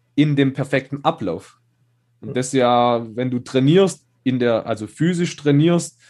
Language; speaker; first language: German; native; German